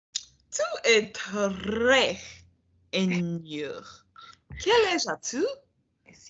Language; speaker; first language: French; non-native, learner; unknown